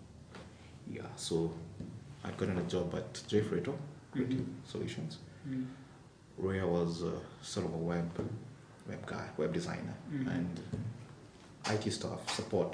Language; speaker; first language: English; non-native, local second language; Luo (Kenya and Tanzania)